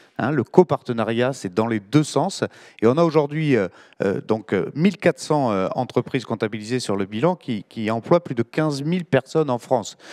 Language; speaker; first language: French; native; French